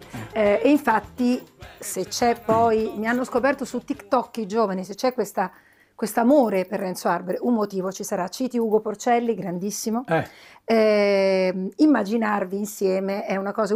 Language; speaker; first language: Italian; native; Italian